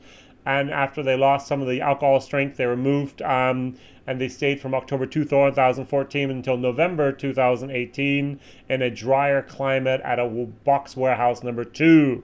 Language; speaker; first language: English; native; English